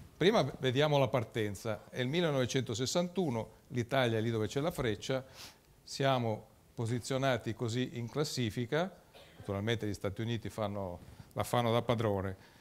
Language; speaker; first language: Italian; native; Italian